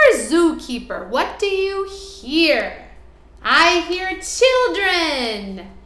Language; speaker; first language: English; native; English